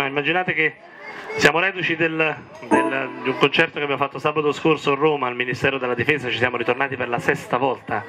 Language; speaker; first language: Italian; native; Italian